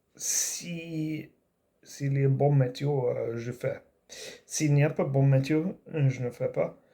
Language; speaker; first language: French; non-native, learner; English